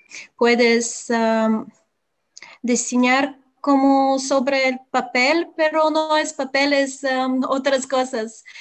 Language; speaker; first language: Spanish; non-native, learner; Bulgarian